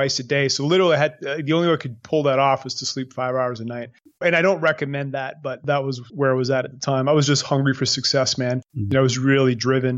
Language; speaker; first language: English; native; English